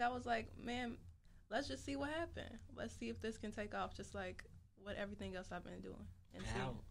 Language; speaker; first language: English; native; English